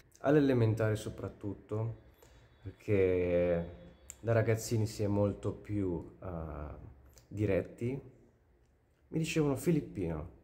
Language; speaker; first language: Italian; early bilingual, other home language; Filipino